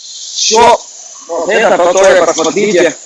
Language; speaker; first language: Russian; non-native, fluent; Chinese